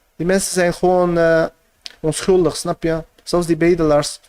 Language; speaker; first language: Dutch; early bilingual, other home language; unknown